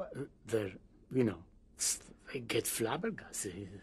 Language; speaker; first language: English; non-native, fluent; Greek